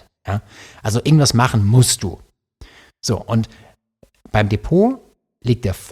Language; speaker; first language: German; native; German